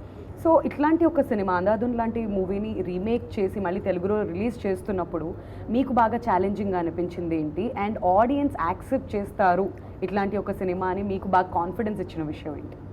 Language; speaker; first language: Telugu; native; Telugu